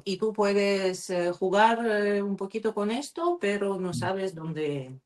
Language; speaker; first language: Spanish; non-native, learner; Russian